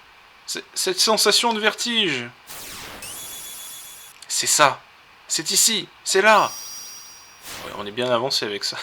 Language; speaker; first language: French; native; French